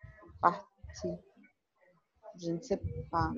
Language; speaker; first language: French; non-native, learner; Portuguese